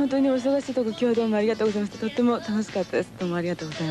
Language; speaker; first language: Japanese; native; Japanese